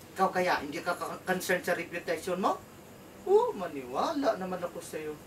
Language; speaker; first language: Filipino; non-native, local second language; Cebuano